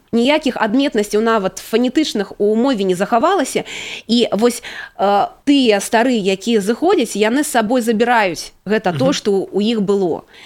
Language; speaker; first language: Belarusian; native; Belarusian